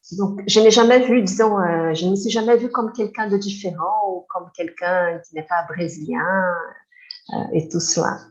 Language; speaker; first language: French; non-native, fluent; Portuguese